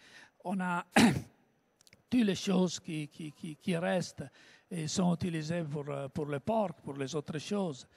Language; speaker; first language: French; non-native, learner; Italian